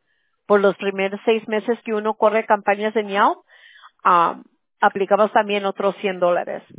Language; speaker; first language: Spanish; early bilingual, other home language; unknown